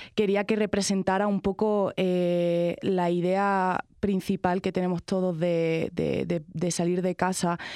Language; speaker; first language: Spanish; native; Spanish